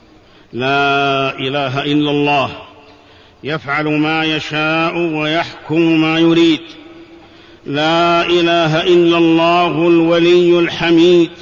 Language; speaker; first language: Arabic; native; Arabic